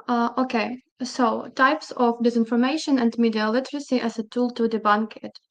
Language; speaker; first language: English; non-native, fluent; Ukrainian